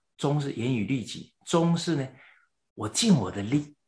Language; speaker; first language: Chinese; native; Chinese